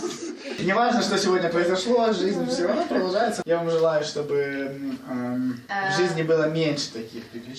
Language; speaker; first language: Russian; native; Russian